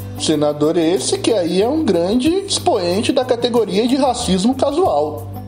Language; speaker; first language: Portuguese; native; Portuguese